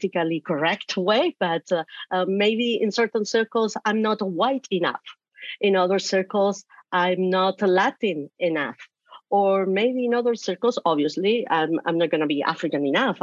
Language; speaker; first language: English; non-native, fluent; Spanish